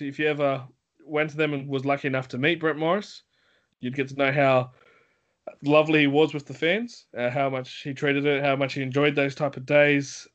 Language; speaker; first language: English; native; English